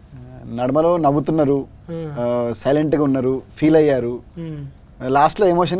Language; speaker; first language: Telugu; native; Telugu